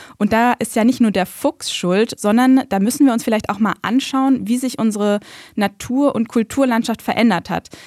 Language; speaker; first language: German; native; German